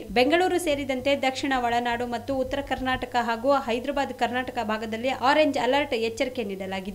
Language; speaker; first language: Kannada; native; Kannada